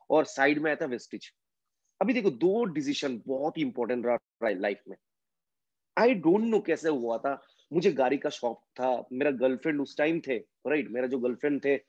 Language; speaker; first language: Hindi; non-native, local second language; Bangla